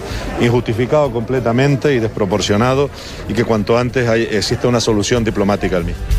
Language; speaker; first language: Spanish; native; Spanish